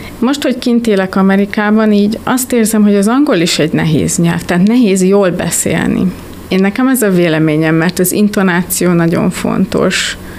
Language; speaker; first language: Hungarian; native; Hungarian